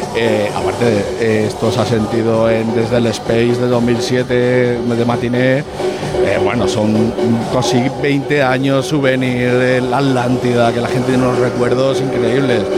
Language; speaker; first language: Spanish; native; Spanish